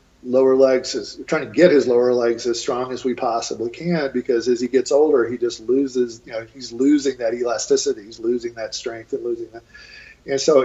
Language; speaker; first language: English; native; English